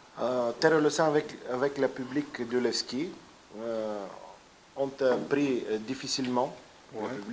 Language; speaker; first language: French; non-native, learner; Bulgarian